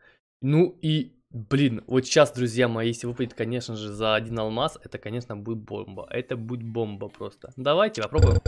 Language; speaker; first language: Russian; native; Russian